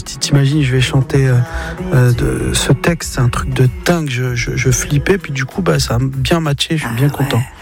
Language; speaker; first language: French; early bilingual, other home language; Arabic